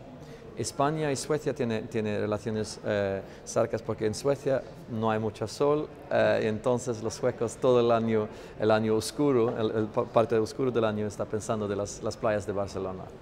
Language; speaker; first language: Spanish; non-native, fluent; Swedish